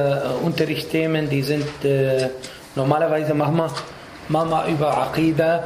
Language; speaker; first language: German; non-native, fluent; Arabic